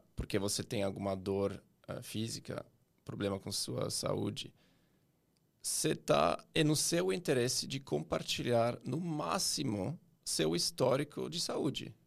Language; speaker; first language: Portuguese; non-native, fluent; Swiss German